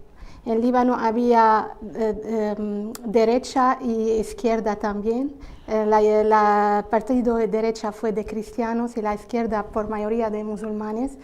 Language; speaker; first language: Spanish; non-native, fluent; Arabic